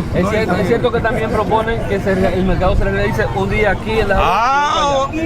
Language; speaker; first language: Spanish; native; Spanish